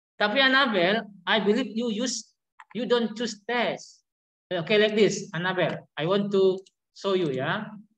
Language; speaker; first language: English; non-native, learner; Indonesian